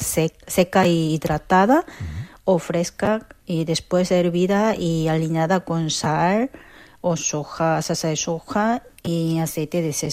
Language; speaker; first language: Spanish; non-native, fluent; Korean